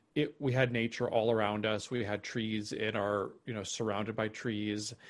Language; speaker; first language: English; native; English